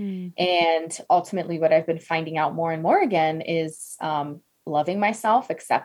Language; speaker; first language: English; non-native, fluent; Portuguese